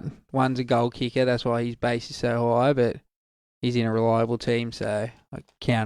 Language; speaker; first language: English; native; English